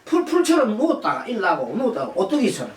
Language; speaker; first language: Korean; native; Korean